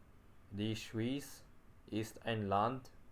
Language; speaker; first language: German; non-native, learner; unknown